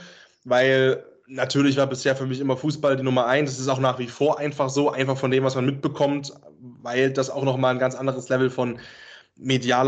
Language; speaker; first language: German; native; German